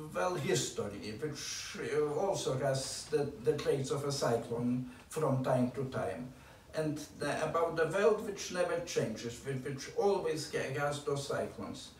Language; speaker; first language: English; non-native, fluent; Lithuanian